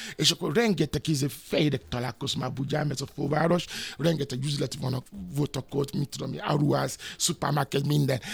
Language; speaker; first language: Hungarian; non-native, fluent; Yoruba